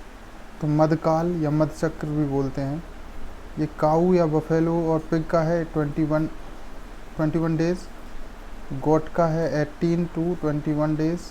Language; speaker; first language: Hindi; native; Hindi